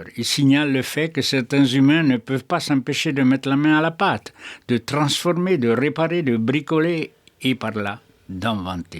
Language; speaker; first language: French; native; French